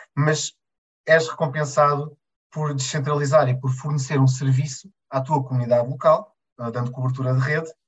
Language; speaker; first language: Portuguese; native; Portuguese